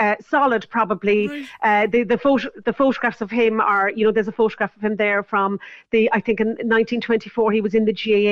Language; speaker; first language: English; native; English